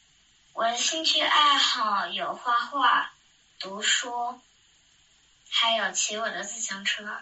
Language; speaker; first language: Chinese; early bilingual, other home language; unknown